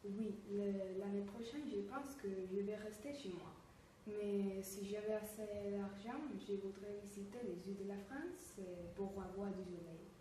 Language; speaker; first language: French; non-native, learner; Spanish